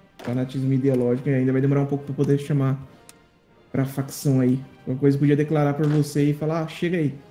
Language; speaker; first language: Portuguese; native; Portuguese